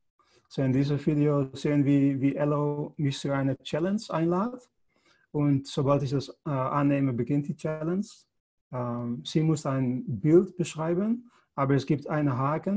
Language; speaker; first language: German; non-native, fluent; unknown